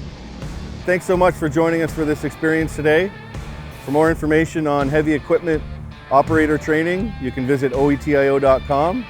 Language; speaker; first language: English; native; English